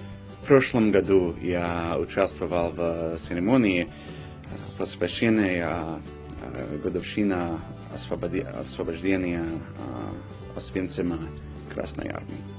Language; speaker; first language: Russian; non-native, fluent; English